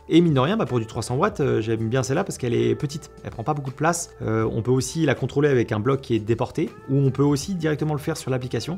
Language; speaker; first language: French; native; French